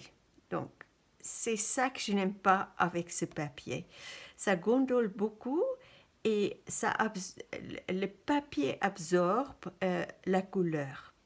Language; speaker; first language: French; non-native, fluent; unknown